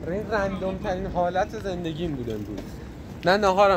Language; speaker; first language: Persian; native; Persian